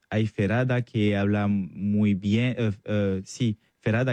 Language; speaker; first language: Spanish; non-native, learner; French